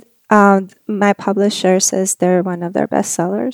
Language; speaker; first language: English; non-native, fluent; Persian